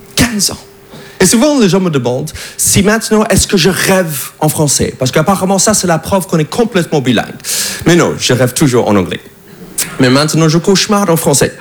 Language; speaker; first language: French; non-native, fluent; English